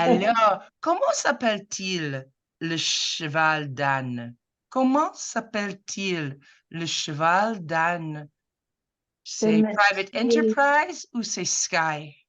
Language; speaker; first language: French; non-native, fluent; English